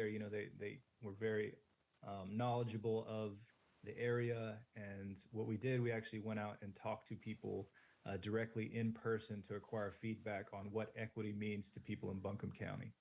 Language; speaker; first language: English; native; English